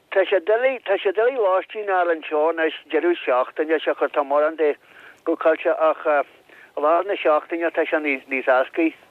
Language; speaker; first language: Irish; non-native, local second language; English